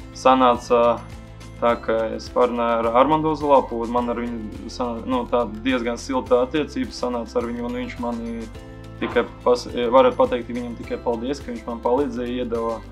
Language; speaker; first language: Latvian; non-native, local second language; Russian